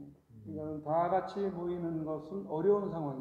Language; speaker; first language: Korean; native; Korean